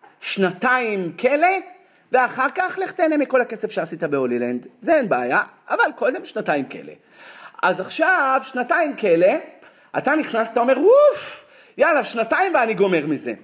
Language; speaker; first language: Hebrew; native; Hebrew